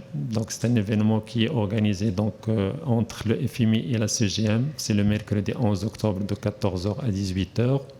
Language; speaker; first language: French; non-native, local second language; Arabic